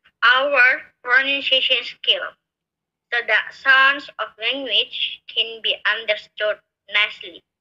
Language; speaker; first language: English; non-native, learner; Indonesian